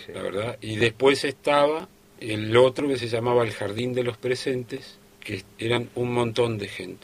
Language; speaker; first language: Spanish; native; Spanish